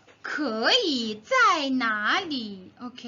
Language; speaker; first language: Chinese; non-native, learner; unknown